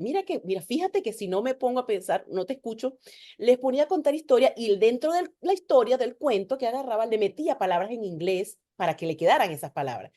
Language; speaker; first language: Spanish; native; Spanish